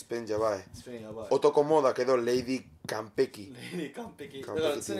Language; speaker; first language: Japanese; non-native, learner; Spanish